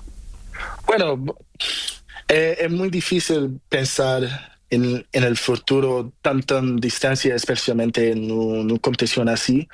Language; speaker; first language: Spanish; non-native, learner; Portuguese